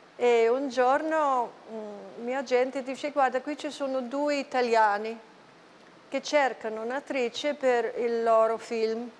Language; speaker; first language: Italian; non-native, fluent; German